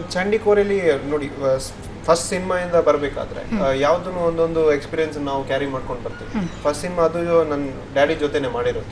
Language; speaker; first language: Kannada; non-native, local second language; Tulu